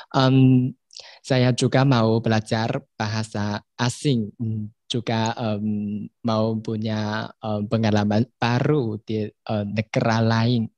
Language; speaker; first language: Indonesian; non-native, learner; Chinese